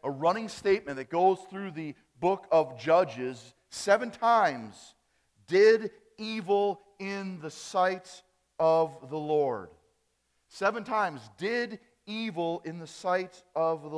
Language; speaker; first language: English; early bilingual, other home language; German